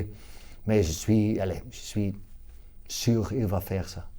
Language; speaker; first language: French; non-native, local second language; Dutch